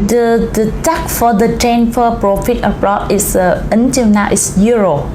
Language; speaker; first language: English; non-native, learner; Vietnamese